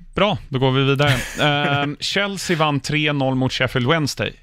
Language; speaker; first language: Swedish; early bilingual, other home language; English